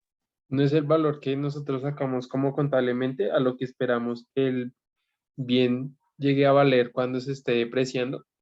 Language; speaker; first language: Spanish; native; Spanish